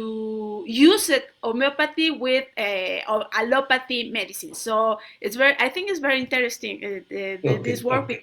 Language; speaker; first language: English; non-native, learner; Spanish